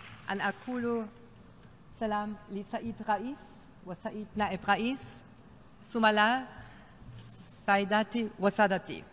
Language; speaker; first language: Arabic; non-native, fluent; German